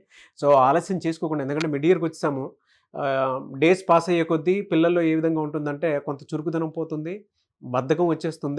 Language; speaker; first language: Telugu; native; Telugu